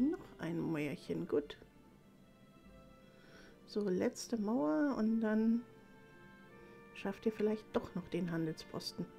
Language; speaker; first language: German; native; German